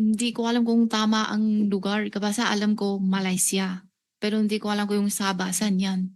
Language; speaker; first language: Filipino; non-native, learner; Chinese